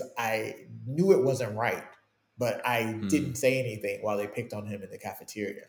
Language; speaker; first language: English; native; English